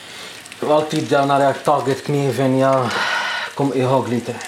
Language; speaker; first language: Swedish; non-native, learner; Arabic